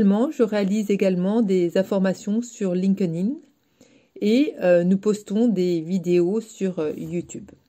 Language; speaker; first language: French; native; French